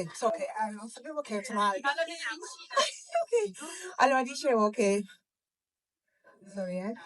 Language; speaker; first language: Italian; early bilingual, other home language; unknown